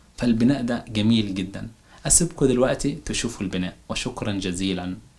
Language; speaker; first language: Arabic; native; Arabic